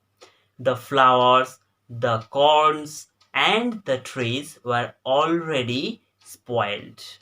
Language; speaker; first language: English; non-native, local second language; Bangla